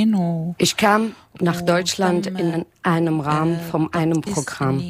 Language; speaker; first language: German; non-native, learner; Arabic